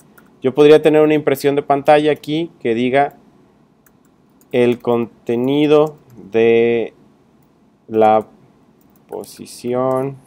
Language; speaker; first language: Spanish; native; Spanish